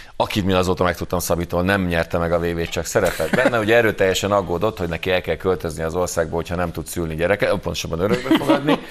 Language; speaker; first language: Hungarian; native; Hungarian